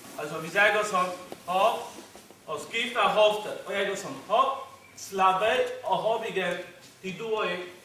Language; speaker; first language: Danish; non-native, fluent; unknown